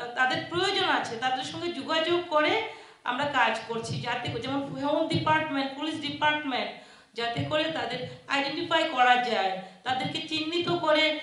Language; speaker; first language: Bangla; non-native, local second language; Chakma